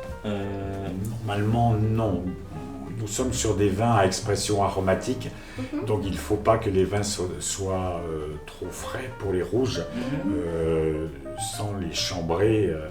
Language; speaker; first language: French; native; French